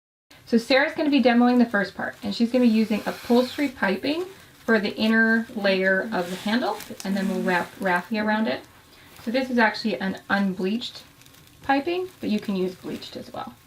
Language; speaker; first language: English; native; English